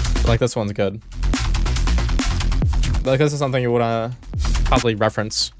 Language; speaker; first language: English; native; English